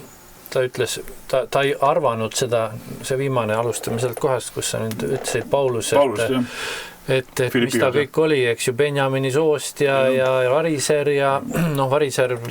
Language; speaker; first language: Estonian; native; Estonian